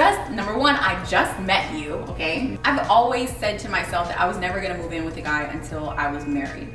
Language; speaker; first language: English; early bilingual, other home language; Spanish